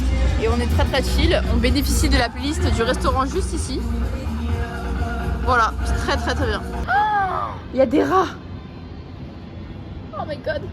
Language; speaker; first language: French; native; French